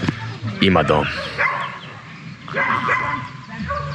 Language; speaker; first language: Hungarian; non-native, learner; English